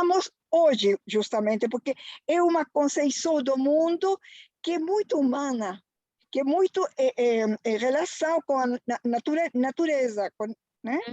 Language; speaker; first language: Portuguese; non-native, fluent; Spanish